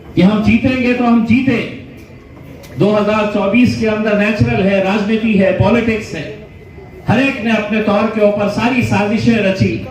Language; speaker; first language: Urdu; native; Urdu